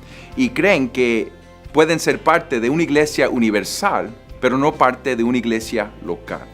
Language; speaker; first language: Spanish; non-native, fluent; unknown